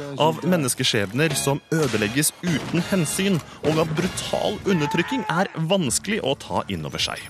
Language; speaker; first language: Norwegian; native; Norwegian